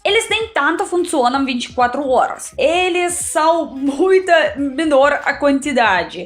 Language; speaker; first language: Portuguese; non-native, fluent; Russian